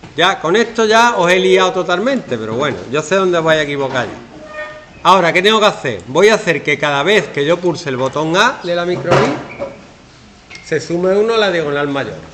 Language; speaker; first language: Spanish; native; Spanish